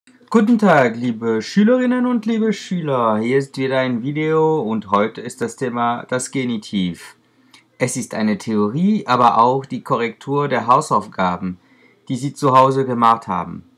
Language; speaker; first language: German; non-native, fluent; French